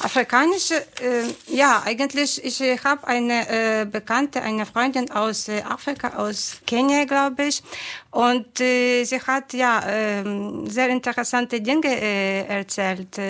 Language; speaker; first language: German; non-native, fluent; Ukrainian